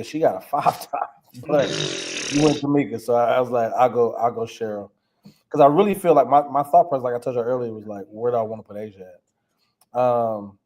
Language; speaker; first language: English; native; English